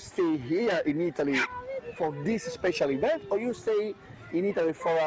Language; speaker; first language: English; non-native, learner; Italian